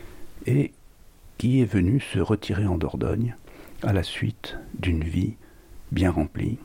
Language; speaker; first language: French; native; French